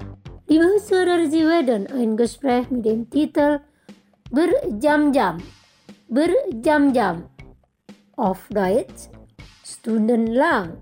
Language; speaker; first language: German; non-native, fluent; Indonesian